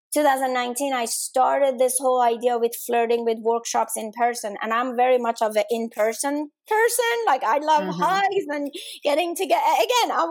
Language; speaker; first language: English; non-native, fluent; Danish